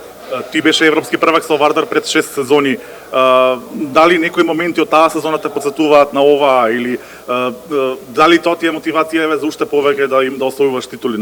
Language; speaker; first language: Macedonian; native; Macedonian